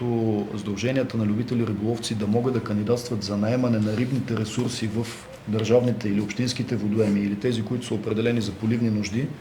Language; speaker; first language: Bulgarian; native; Bulgarian